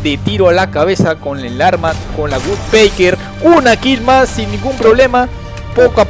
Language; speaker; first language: Spanish; native; Spanish